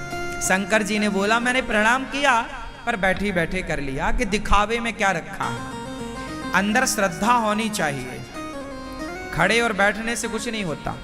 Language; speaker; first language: Hindi; native; Hindi